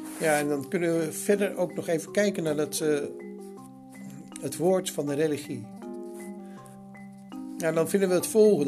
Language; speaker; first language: Dutch; native; Dutch